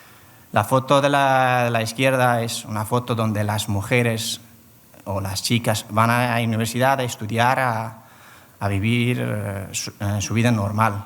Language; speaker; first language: Spanish; non-native, fluent; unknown